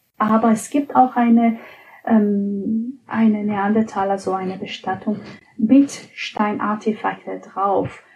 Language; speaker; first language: German; non-native, fluent; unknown